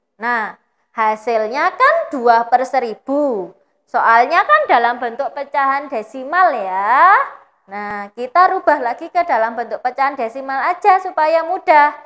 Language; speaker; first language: Indonesian; native; Indonesian